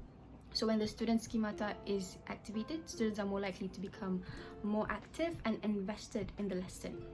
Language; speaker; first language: English; non-native, local second language; Malay